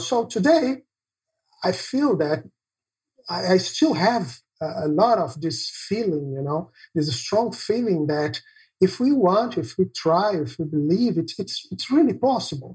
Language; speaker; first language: English; non-native, fluent; Portuguese